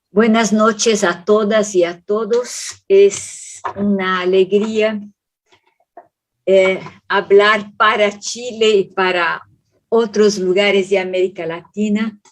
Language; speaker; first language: Spanish; non-native, fluent; Portuguese